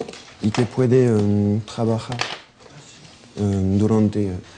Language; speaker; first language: Spanish; non-native, learner; French